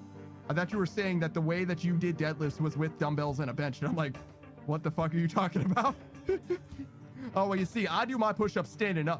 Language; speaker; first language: English; native; English